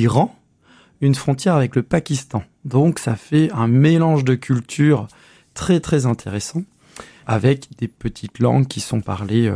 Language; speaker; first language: French; native; French